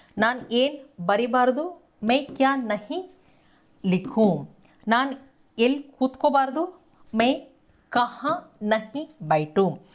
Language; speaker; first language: Kannada; native; Kannada